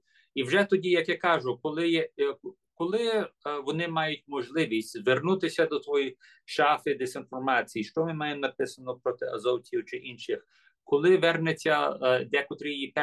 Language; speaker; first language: Ukrainian; early bilingual, heritage; English